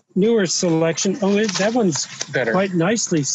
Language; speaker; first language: English; native; English